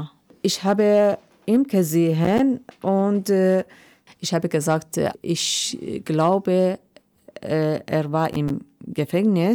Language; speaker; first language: German; non-native, learner; Persian